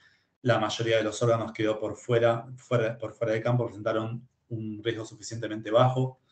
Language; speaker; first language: Spanish; native; Spanish